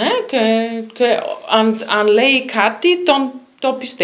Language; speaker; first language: Greek; non-native, learner; German